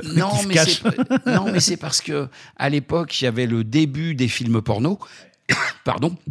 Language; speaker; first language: French; native; French